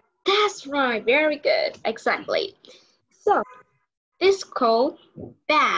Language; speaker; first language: English; non-native, learner; Vietnamese